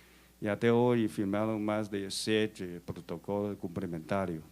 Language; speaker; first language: Portuguese; non-native, learner; Chinese